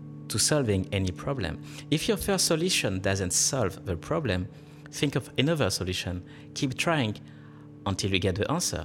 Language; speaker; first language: English; non-native, fluent; French